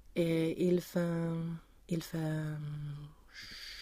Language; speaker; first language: French; non-native, learner; Swedish